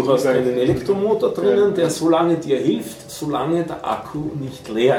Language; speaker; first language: German; native; German